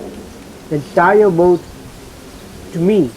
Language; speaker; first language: English; early bilingual, heritage; Gujarati